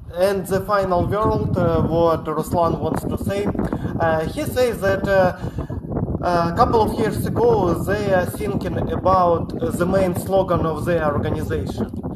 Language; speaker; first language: English; non-native, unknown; Ukrainian